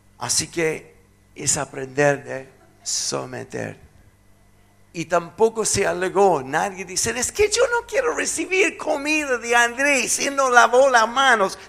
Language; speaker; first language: Spanish; non-native, fluent; English